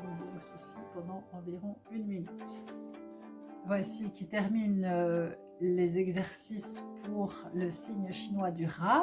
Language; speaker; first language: French; native; French